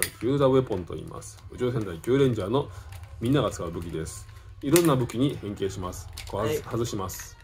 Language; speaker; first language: Japanese; native; Japanese